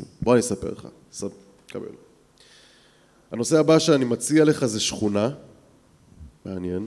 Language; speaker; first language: Hebrew; native; Hebrew